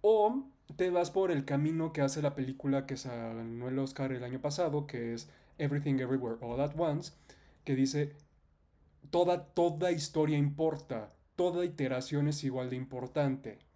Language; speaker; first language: Spanish; native; Spanish